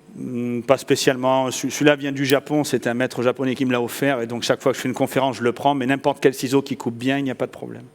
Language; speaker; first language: French; native; French